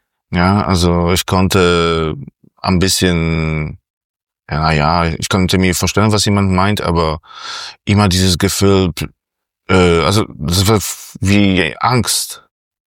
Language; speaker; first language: German; non-native, fluent; Polish